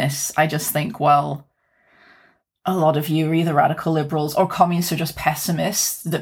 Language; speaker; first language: English; native; English